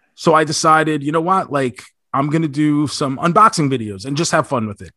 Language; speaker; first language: English; native; English